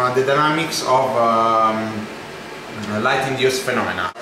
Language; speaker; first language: English; non-native, fluent; Italian